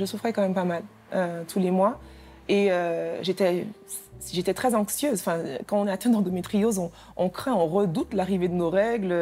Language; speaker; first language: French; native; French